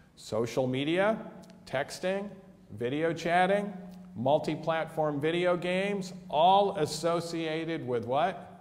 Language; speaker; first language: English; native; English